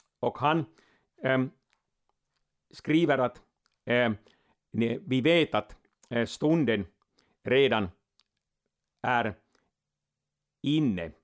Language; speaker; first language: Swedish; non-native, local second language; Finnish